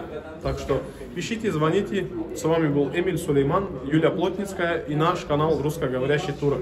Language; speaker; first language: Russian; non-native, fluent; Turkish